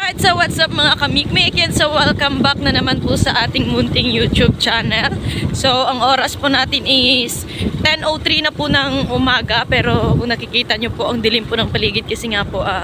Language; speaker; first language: Filipino; non-native, local second language; Hiligaynon